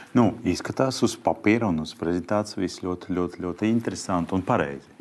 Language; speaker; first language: Latvian; non-native, local second language; Russian